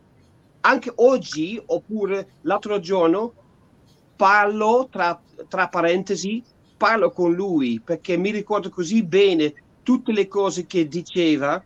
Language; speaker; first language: Italian; non-native, fluent; Dutch